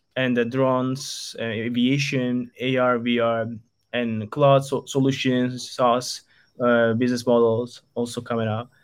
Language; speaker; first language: English; non-native, fluent; Turkish